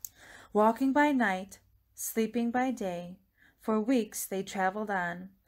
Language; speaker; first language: English; native; English